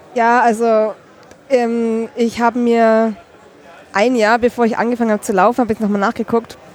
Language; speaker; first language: German; native; German